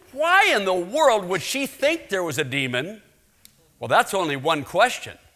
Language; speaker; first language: English; native; English